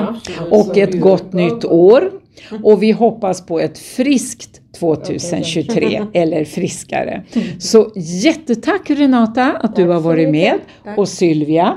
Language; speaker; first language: Swedish; native; Swedish